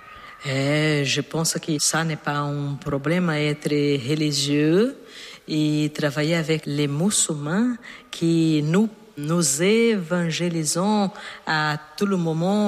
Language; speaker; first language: French; non-native, learner; Portuguese